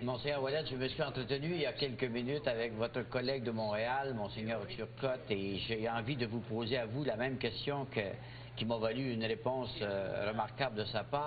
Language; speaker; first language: French; native; French